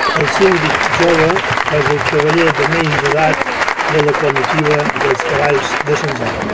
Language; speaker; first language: Catalan; native; Catalan